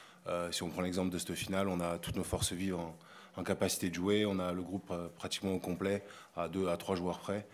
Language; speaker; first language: French; native; French